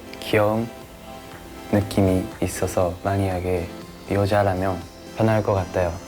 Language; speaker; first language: Korean; non-native, learner; Japanese